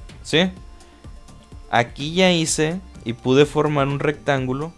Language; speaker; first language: Spanish; native; Spanish